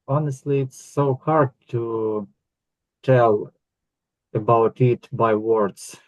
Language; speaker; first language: English; non-native, learner; Ukrainian